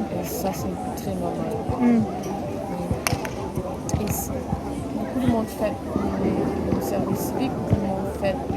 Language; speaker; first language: French; non-native, learner; German